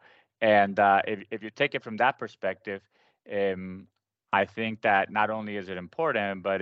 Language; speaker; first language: English; non-native, fluent; Spanish